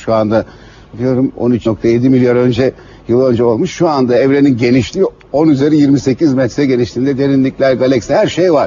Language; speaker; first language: Turkish; native; Turkish